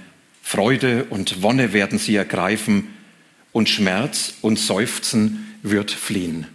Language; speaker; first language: German; native; German